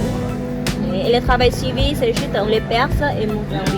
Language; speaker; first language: French; non-native, fluent; Vietnamese